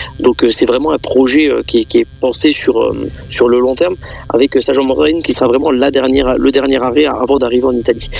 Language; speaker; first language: French; native; French